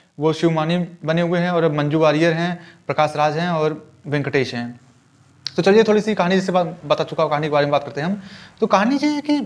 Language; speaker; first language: Hindi; native; Hindi